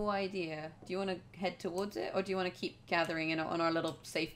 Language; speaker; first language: English; native; English